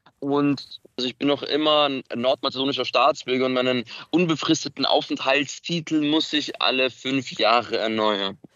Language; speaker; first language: German; early bilingual, other home language; Macedonian